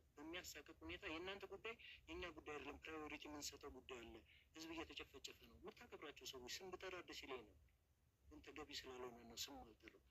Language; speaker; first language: Amharic; native; Amharic